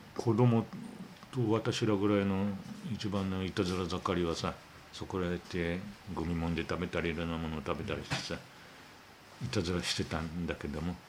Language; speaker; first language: Japanese; native; Japanese